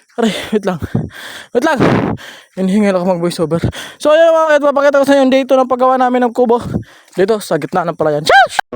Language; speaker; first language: Filipino; non-native, local second language; Masbatenyo